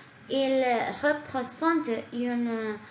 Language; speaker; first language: French; non-native, learner; Spanish